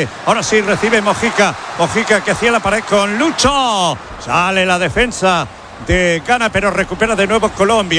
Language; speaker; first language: Spanish; native; Spanish